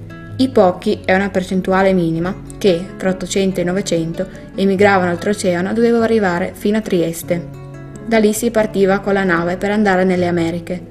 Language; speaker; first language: Italian; native; Italian